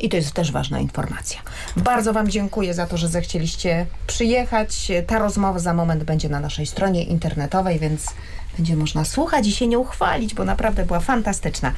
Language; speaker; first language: Polish; native; Polish